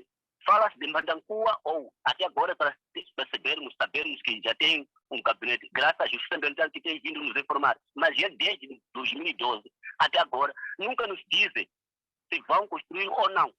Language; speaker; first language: Portuguese; non-native, local second language; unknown